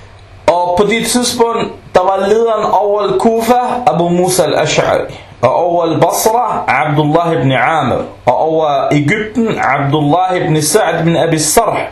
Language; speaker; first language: Danish; non-native, local second language; Arabic